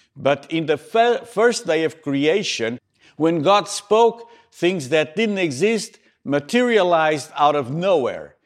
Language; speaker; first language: English; native; English